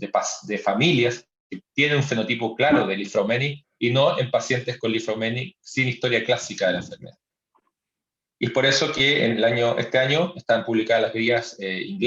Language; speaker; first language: Spanish; native; Spanish